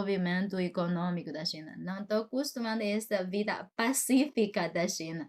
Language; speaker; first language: Portuguese; non-native, fluent; Chinese